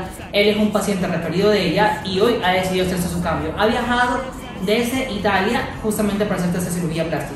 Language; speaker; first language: Spanish; native; Spanish